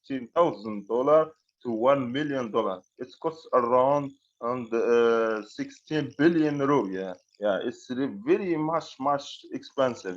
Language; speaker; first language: English; non-native, fluent; Arabic